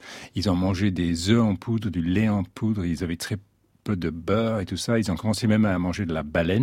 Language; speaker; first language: French; non-native, fluent; English